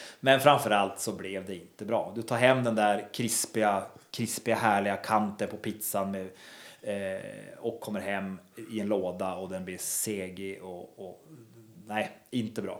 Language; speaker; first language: Swedish; native; Swedish